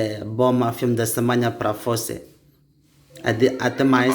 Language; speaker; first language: Portuguese; non-native, learner; Indonesian